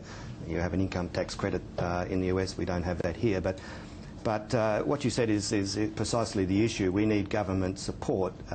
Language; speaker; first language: English; native; English